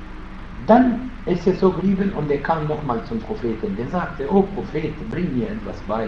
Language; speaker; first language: German; non-native, fluent; Arabic